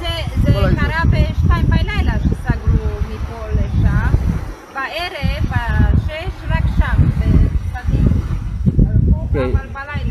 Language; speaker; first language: Hebrew; non-native, learner; Romanian